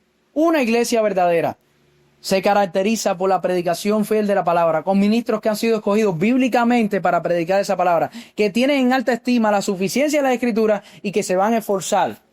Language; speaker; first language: Spanish; native; Spanish